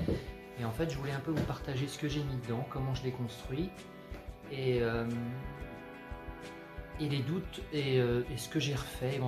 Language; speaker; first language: French; native; French